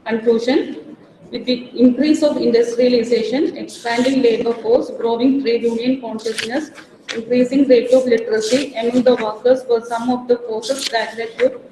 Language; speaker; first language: English; non-native, local second language; Malayalam